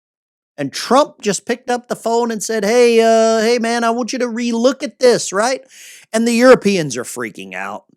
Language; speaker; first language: English; native; English